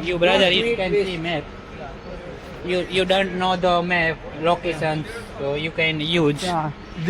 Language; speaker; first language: English; non-native, learner; Gujarati